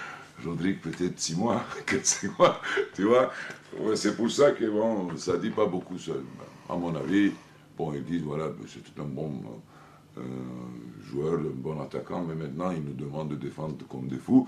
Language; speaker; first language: French; non-native, fluent; Turkish